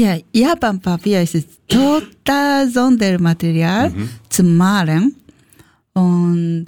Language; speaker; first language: German; non-native, learner; Japanese